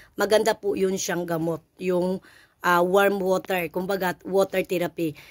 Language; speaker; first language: Filipino; non-native, local second language; Cebuano